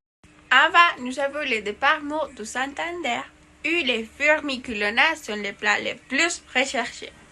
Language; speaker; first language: French; non-native, learner; Spanish